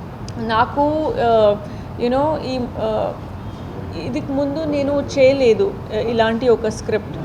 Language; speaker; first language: Telugu; non-native, fluent; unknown